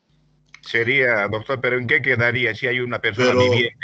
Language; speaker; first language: Spanish; native; Spanish